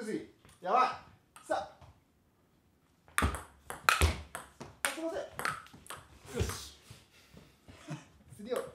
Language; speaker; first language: Japanese; native; Japanese